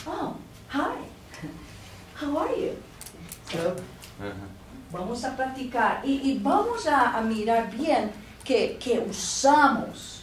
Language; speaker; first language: Spanish; non-native, fluent; Portuguese